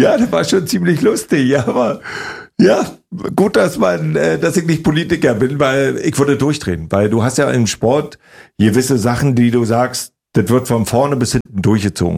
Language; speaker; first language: German; native; German